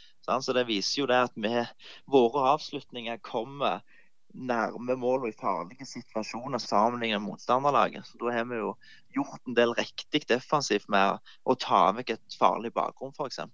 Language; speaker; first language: Norwegian; native; Norwegian